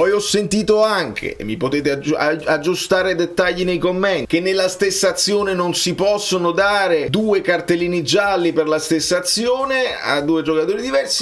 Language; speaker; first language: Italian; native; Italian